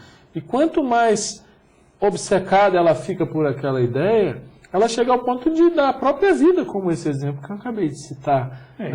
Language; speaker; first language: Portuguese; native; Portuguese